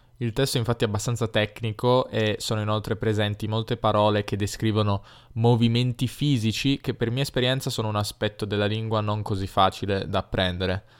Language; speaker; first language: Italian; native; Italian